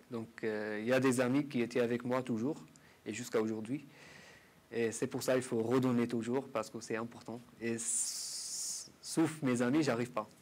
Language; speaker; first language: French; non-native, learner; Arabic